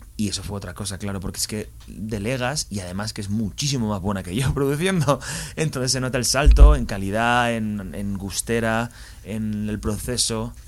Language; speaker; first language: Spanish; native; Spanish